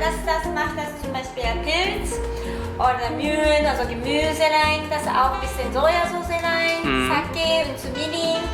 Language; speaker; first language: German; non-native, learner; Japanese